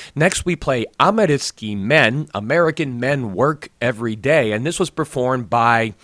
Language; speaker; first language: English; native; English